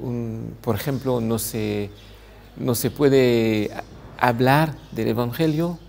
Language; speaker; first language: Spanish; non-native, fluent; French